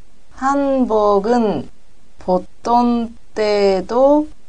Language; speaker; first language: Korean; non-native, learner; Japanese